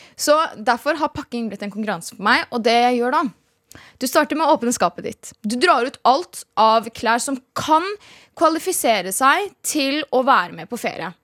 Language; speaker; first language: Norwegian; native; Norwegian